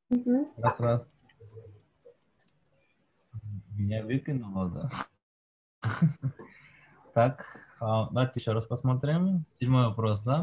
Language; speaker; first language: Russian; non-native, fluent; Korean